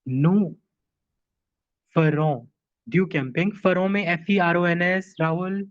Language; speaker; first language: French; non-native, fluent; Hindi